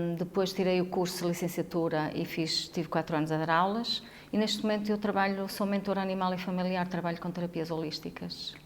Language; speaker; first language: Portuguese; early bilingual, heritage; Portuguese